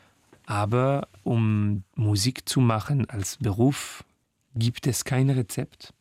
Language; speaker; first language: German; non-native, learner; French